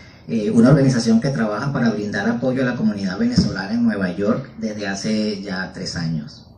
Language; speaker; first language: Spanish; native; Spanish